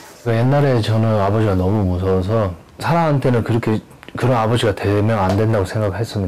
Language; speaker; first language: Korean; non-native, fluent; Japanese